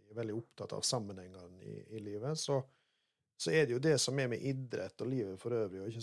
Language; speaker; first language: Norwegian; native; Norwegian